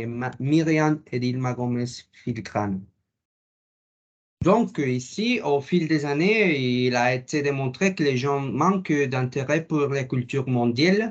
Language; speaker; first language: French; non-native, learner; Spanish